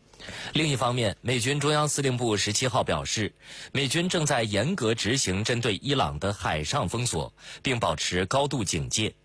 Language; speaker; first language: Chinese; native; Chinese